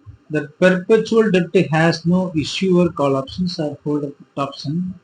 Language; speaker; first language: English; non-native, local second language; Tamil